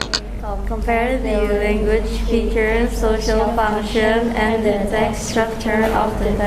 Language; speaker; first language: English; non-native, learner; Indonesian